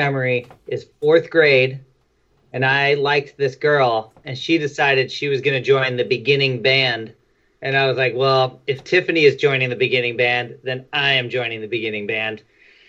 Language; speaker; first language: English; native; English